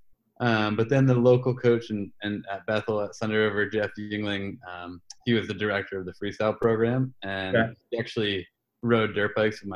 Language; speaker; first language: English; native; English